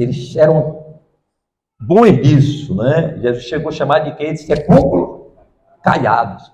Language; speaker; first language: Portuguese; native; Portuguese